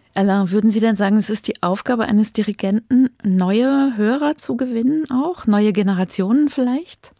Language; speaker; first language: German; native; German